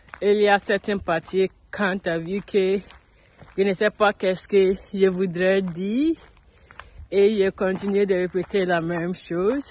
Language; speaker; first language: French; non-native, learner; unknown